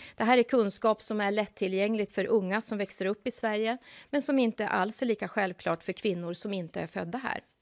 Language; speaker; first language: Swedish; native; Swedish